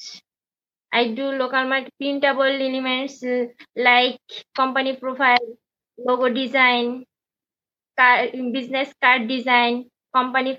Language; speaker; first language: English; non-native, learner; Bangla